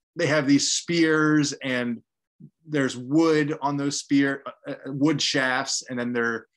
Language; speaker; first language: English; native; English